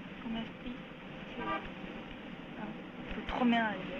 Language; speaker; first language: French; non-native, learner; Japanese